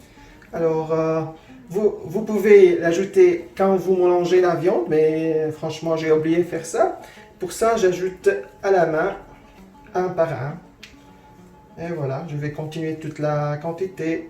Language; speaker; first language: French; non-native, fluent; Arabic